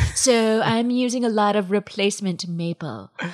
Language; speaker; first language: English; native; English